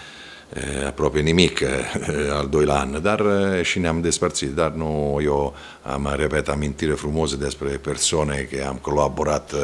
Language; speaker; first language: Romanian; non-native, fluent; Italian